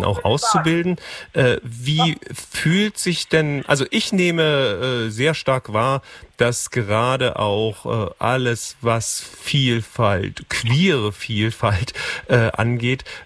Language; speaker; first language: German; native; German